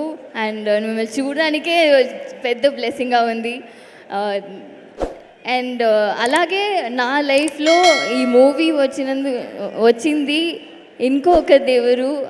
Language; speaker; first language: Telugu; non-native, local second language; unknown